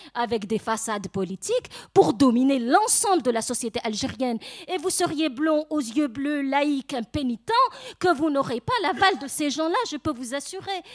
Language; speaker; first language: French; non-native, local second language; Arabic